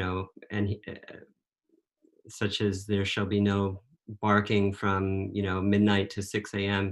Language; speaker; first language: English; native; English